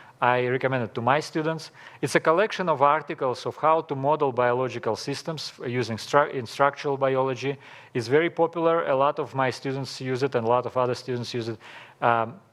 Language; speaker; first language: English; non-native, fluent; Russian